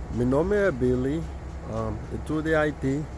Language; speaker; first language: Portuguese; non-native, learner; Haitian Creole